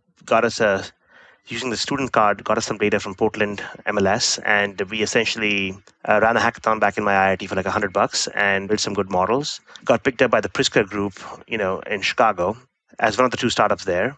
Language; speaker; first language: English; non-native, local second language; Hindi